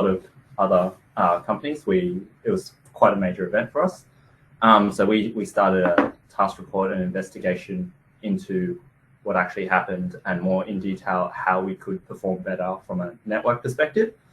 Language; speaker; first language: English; native; English